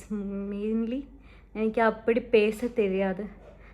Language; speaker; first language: Tamil; non-native, local second language; Malayalam